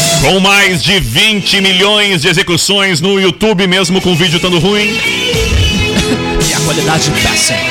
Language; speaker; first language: Portuguese; native; Portuguese